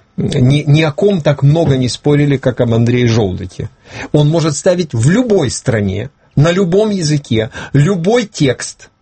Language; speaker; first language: Russian; non-native, local second language; Ukrainian